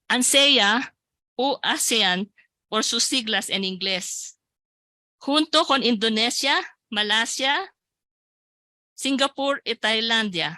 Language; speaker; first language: Spanish; non-native, local second language; Filipino